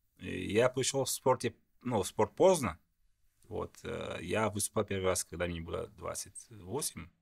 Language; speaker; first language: Russian; non-native, fluent; French